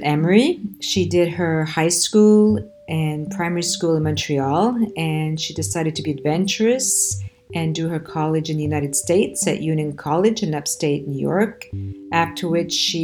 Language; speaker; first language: English; early bilingual, other home language; Italian